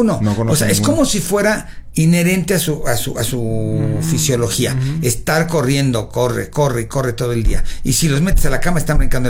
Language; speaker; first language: Spanish; native; Spanish